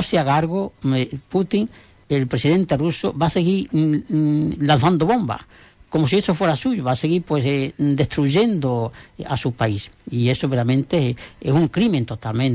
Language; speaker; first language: Spanish; native; Spanish